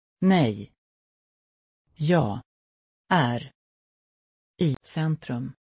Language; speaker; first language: Swedish; non-native, learner; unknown